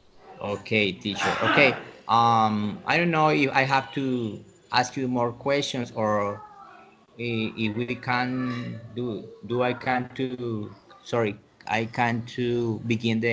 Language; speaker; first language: English; non-native, learner; Spanish